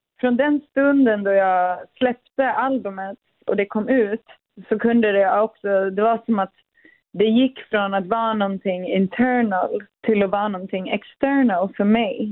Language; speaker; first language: Swedish; early bilingual, other home language; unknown